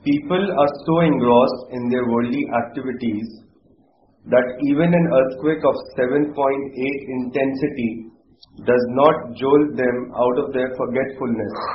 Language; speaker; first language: English; non-native, local second language; Urdu